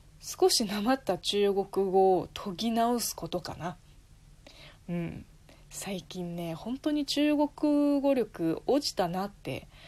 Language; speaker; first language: Japanese; non-native, fluent; Chinese